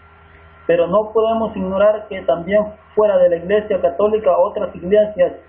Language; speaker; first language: Spanish; native; Spanish